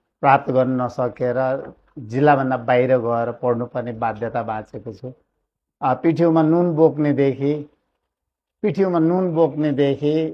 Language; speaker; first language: Nepali; native; Nepali